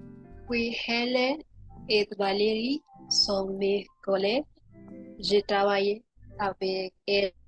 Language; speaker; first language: French; non-native, learner; Spanish